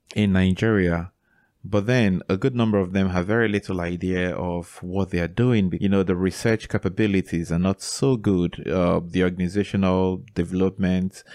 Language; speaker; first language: English; non-native, local second language; Igbo